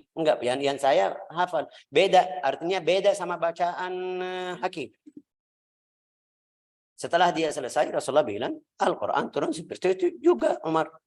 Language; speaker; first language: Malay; non-native, fluent; Arabic